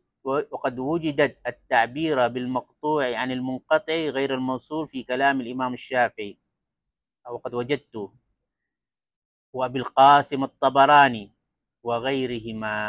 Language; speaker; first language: Arabic; non-native, fluent; Malay